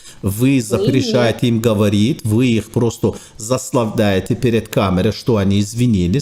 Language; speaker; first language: Russian; non-native, fluent; Turkish